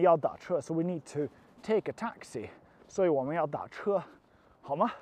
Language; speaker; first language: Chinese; non-native, learner; English